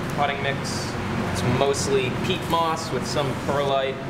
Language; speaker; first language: English; native; English